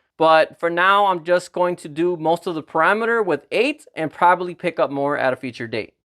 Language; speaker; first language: English; native; English